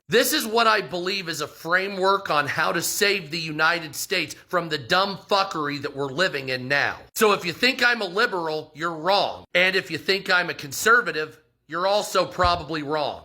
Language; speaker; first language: English; native; English